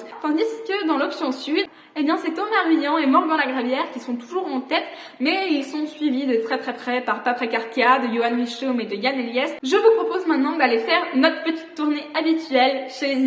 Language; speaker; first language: French; native; French